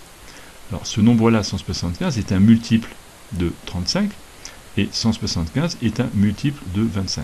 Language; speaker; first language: French; native; French